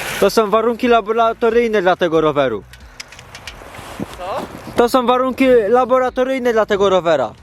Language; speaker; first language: Polish; native; Polish